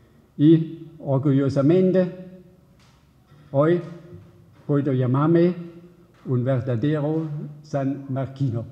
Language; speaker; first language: Spanish; non-native, fluent; German